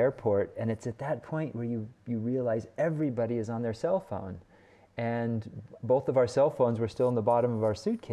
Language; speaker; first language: English; native; English